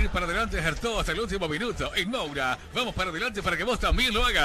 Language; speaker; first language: Spanish; native; Spanish